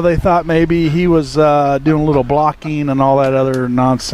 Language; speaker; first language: English; native; English